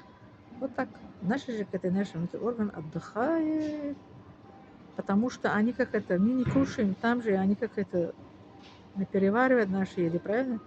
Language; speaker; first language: Russian; non-native, fluent; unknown